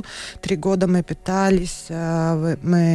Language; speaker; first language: Russian; non-native, local second language; Latvian